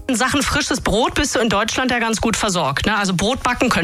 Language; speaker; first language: German; native; German